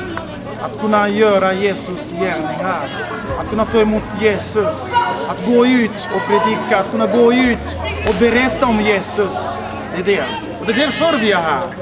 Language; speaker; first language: Swedish; non-native, fluent; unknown